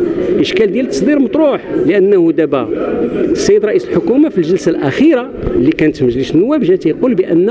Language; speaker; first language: Arabic; native; Arabic